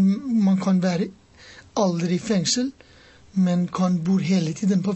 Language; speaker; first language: Norwegian; non-native, learner; Persian